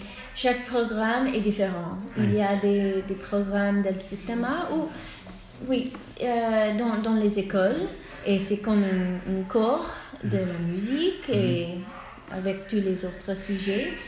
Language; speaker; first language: French; non-native, fluent; English